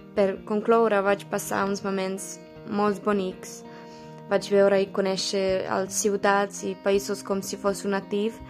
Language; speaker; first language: Catalan; non-native, fluent; Serbian